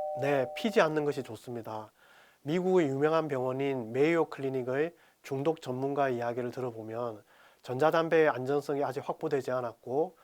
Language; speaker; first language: Korean; native; Korean